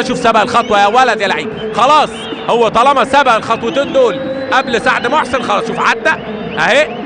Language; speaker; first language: Arabic; native; Arabic